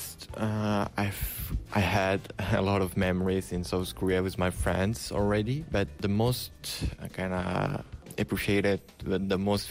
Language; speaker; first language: English; non-native, fluent; Uzbek